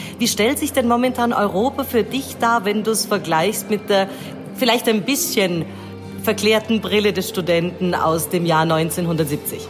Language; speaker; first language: German; native; German